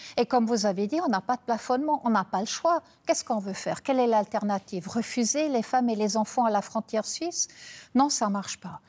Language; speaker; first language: French; non-native, local second language; German